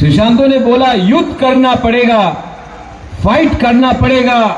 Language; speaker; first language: Hindi; non-native, local second language; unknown